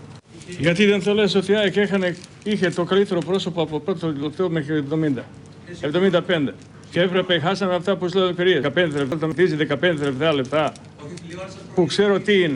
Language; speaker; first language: Greek; non-native, fluent; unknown